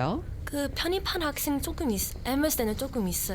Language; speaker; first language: Korean; early bilingual, heritage; Korean